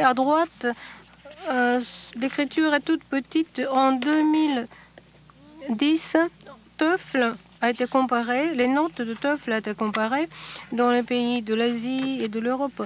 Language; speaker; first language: French; non-native, fluent; Japanese